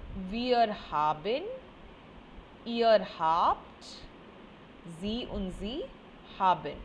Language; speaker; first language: German; non-native, fluent; Hindi